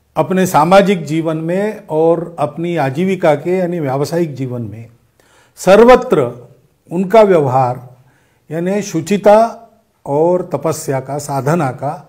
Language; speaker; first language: Hindi; non-native, local second language; Marathi